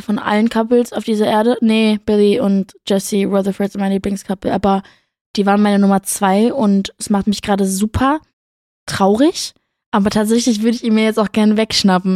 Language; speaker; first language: German; native; German